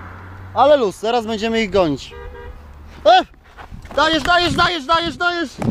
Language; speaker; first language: Polish; native; Polish